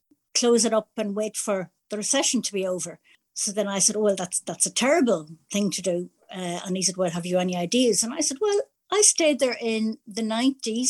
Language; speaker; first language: English; native; English